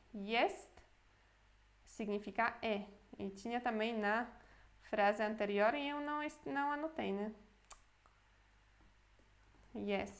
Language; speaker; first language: Portuguese; non-native, fluent; Polish